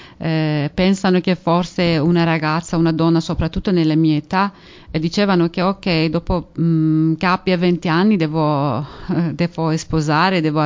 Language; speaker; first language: Italian; non-native, fluent; Persian